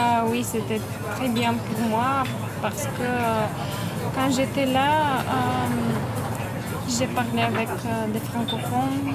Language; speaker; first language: French; non-native, fluent; Bulgarian